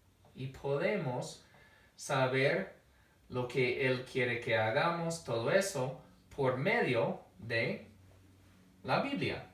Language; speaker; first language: Spanish; non-native, fluent; English